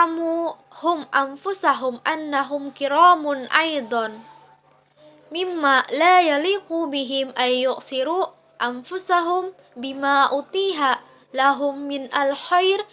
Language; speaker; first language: Arabic; non-native, learner; Indonesian